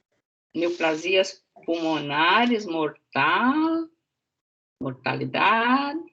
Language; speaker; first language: Spanish; non-native, learner; Portuguese